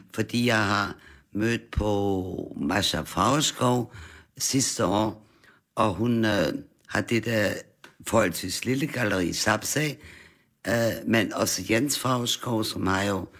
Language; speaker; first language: Danish; non-native, fluent; German